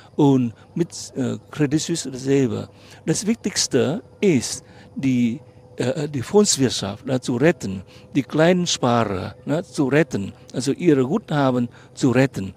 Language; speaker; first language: German; non-native, fluent; Vietnamese